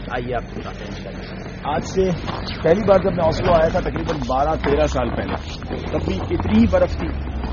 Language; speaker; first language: Urdu; native; Urdu